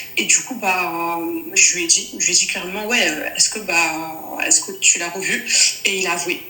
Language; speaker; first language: French; native; French